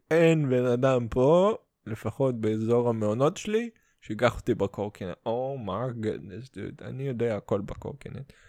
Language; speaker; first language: Hebrew; non-native, fluent; Russian